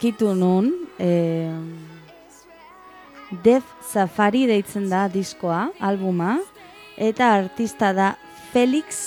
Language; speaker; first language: Basque; non-native, local second language; Spanish